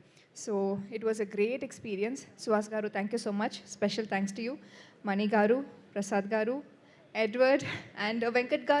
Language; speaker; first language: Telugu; non-native, fluent; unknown